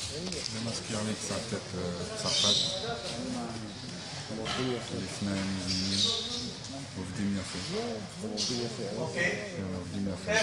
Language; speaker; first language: Hebrew; non-native, fluent; French